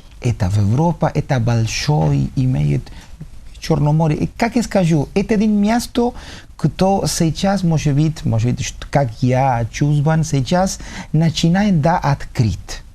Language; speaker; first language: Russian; non-native, learner; Spanish